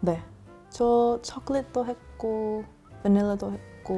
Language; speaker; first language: Korean; non-native, learner; English